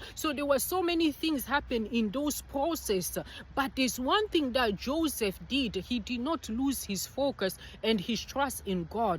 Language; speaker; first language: English; non-native, fluent; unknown